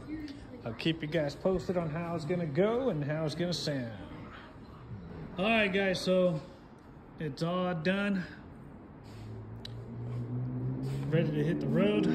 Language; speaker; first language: English; native; English